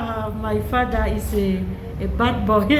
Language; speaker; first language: English; non-native, learner; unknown